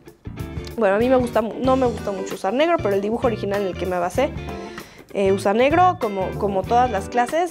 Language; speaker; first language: Spanish; native; Spanish